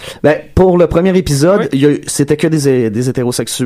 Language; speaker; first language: French; native; French